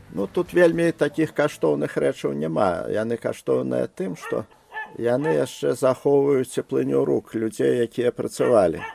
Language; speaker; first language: Belarusian; native; Belarusian